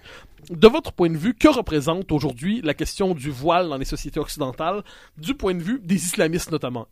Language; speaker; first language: French; native; French